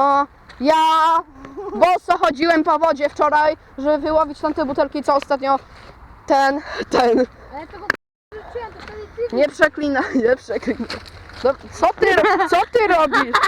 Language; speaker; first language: Polish; native; Polish